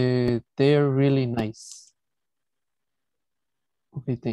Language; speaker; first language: English; non-native, fluent; Spanish